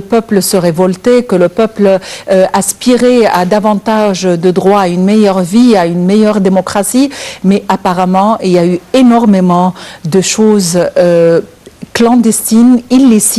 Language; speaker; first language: French; non-native, fluent; Arabic